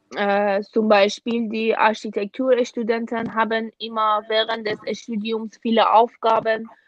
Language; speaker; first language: German; non-native, fluent; Persian